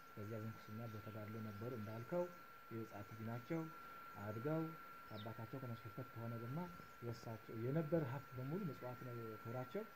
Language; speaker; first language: Amharic; non-native, local second language; Tigrinya